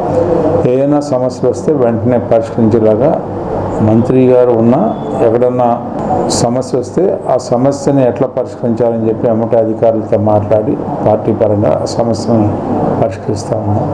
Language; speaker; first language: Telugu; native; Telugu